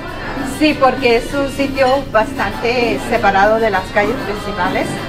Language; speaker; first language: Spanish; early bilingual, other home language; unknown